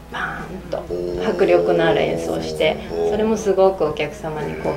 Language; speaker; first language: Japanese; native; Japanese